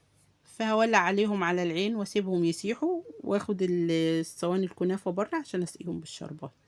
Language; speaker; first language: Arabic; native; Arabic